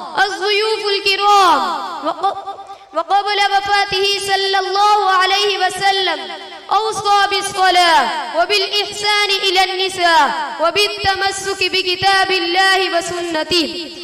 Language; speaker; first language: Arabic; non-native, learner; Urdu